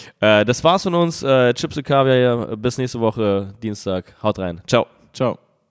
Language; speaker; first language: German; early bilingual, other home language; Russian